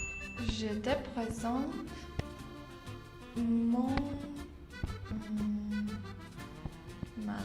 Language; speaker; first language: French; non-native, learner; Spanish